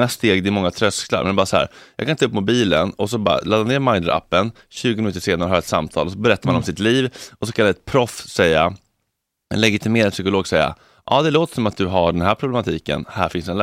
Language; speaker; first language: Swedish; native; Swedish